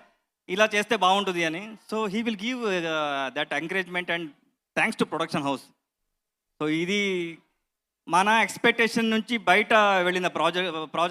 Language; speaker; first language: Telugu; non-native, learner; Kannada